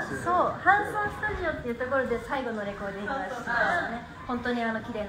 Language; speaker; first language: Japanese; native; Japanese